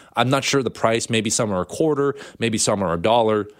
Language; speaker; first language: English; native; English